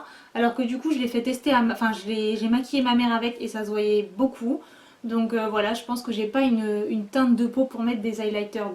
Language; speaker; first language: French; native; French